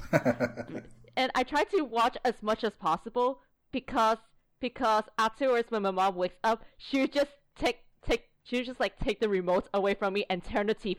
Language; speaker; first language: English; non-native, local second language; Cantonese